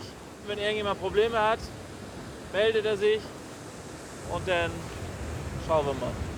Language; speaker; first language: German; native; German